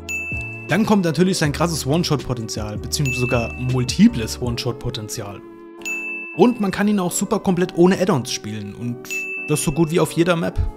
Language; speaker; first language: German; native; German